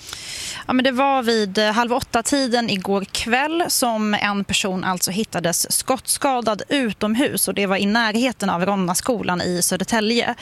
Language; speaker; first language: Swedish; native; Swedish